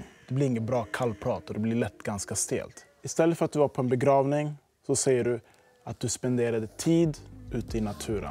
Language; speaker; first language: Swedish; native; Swedish